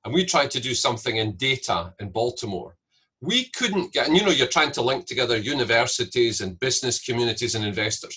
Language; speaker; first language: English; native; English